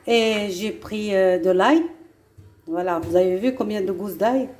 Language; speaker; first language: French; non-native, local second language; Arabic